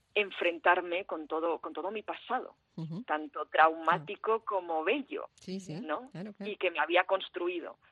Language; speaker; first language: Spanish; early bilingual, heritage; French